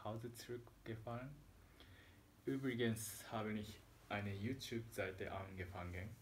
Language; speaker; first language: German; non-native, learner; Japanese